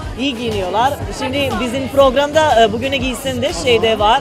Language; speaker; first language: Turkish; non-native, fluent; Serbian